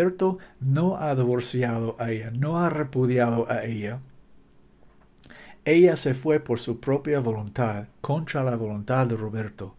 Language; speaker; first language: Spanish; non-native, learner; English